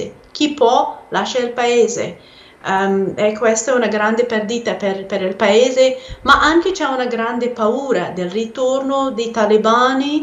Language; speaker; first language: Italian; non-native, fluent; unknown